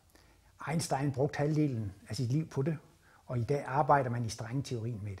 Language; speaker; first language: Danish; native; Danish